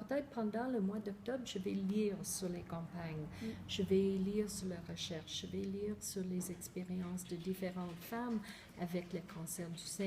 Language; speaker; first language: French; non-native, fluent; English